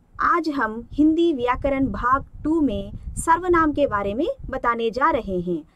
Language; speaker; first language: Hindi; non-native, local second language; Telugu